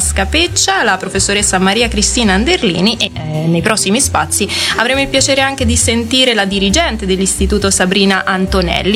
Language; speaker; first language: Italian; native; Italian